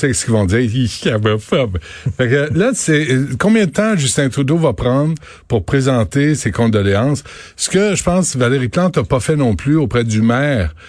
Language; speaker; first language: French; native; French